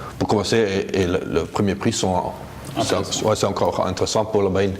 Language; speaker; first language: French; non-native, local second language; Dutch